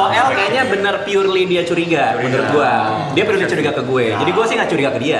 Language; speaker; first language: Indonesian; native; Indonesian